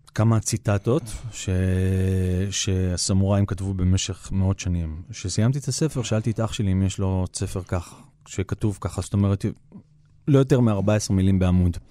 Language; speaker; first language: Hebrew; native; Hebrew